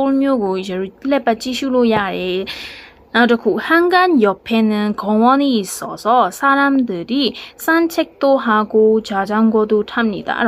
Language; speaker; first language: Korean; non-native, fluent; Burmese